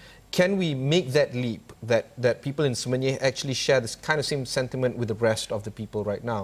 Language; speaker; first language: English; non-native, local second language; Malay